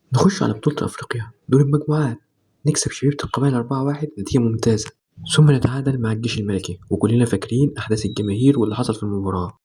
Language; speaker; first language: Arabic; native; Arabic